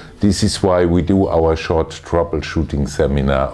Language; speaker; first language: English; non-native, fluent; German